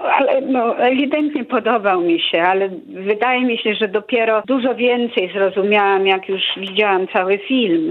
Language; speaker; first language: Polish; early bilingual, heritage; Polish